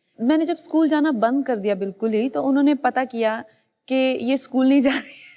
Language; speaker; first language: Hindi; native; Hindi